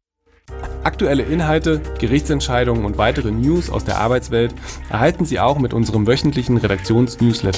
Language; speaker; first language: German; native; German